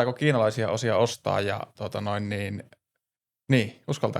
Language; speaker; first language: Finnish; native; Finnish